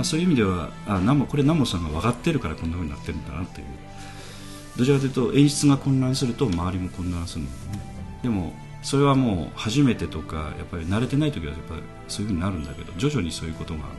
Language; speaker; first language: Japanese; native; Japanese